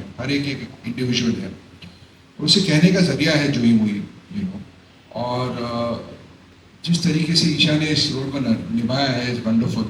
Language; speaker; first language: Hindi; native; Hindi